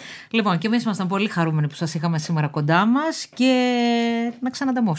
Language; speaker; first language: Greek; native; Greek